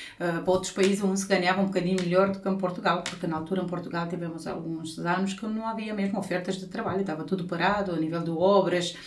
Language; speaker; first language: Portuguese; non-native, fluent; Romanian